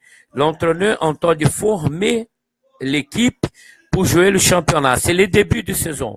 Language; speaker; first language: French; non-native, fluent; Portuguese